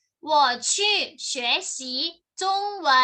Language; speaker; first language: Chinese; non-native, fluent; Thai